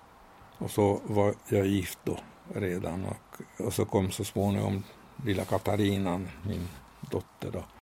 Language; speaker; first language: Swedish; non-native, fluent; Hungarian